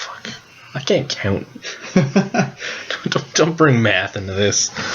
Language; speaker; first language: English; native; English